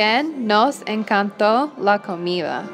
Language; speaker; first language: Spanish; non-native, fluent; English